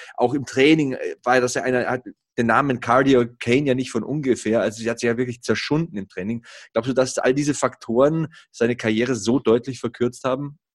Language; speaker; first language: German; native; German